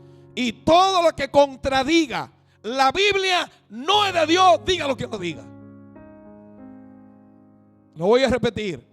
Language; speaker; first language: Spanish; native; Spanish